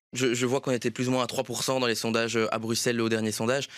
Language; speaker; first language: French; native; French